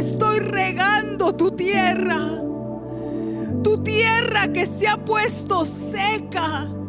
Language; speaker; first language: Spanish; native; Spanish